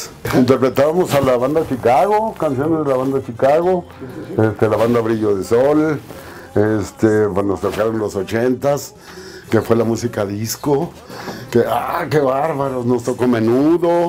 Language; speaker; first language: Spanish; native; Spanish